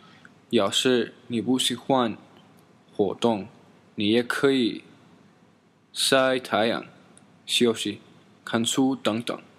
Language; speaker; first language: Chinese; non-native, learner; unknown